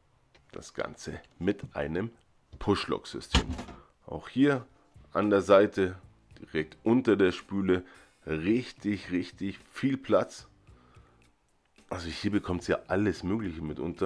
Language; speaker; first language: German; native; German